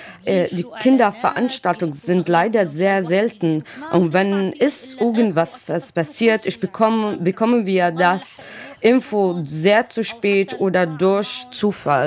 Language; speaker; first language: German; non-native, learner; Arabic